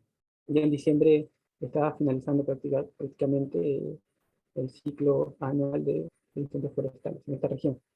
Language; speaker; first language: Spanish; native; Spanish